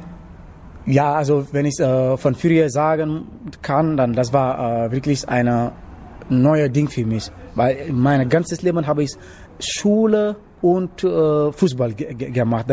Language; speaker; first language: German; non-native, learner; Wolof